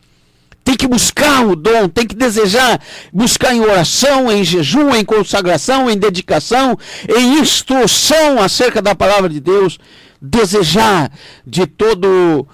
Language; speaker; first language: Portuguese; native; Portuguese